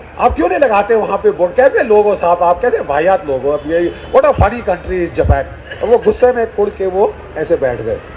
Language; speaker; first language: Hindi; native; Hindi